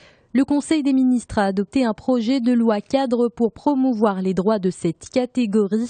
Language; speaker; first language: French; non-native, local second language; Arabic